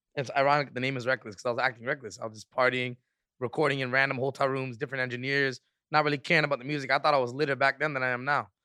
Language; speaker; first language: English; native; English